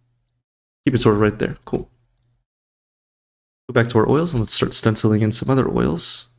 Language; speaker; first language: English; native; English